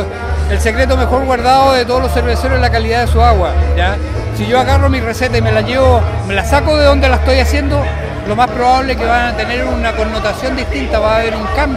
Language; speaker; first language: Spanish; native; Spanish